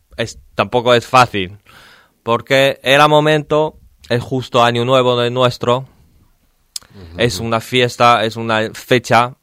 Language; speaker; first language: Spanish; non-native, learner; Chinese